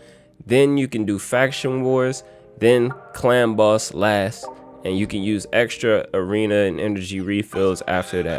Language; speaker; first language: English; native; English